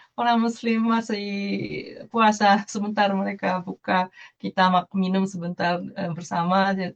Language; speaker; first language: Indonesian; non-native, fluent; Japanese